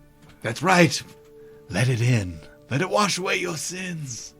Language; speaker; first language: English; native; English